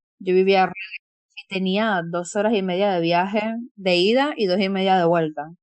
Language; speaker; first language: Spanish; native; Spanish